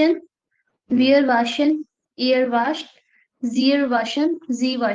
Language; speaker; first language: German; non-native, learner; Hindi